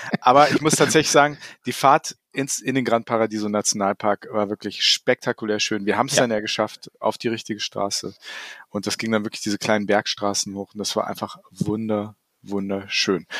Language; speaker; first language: German; native; German